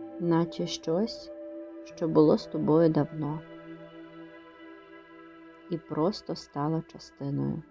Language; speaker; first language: Ukrainian; native; Ukrainian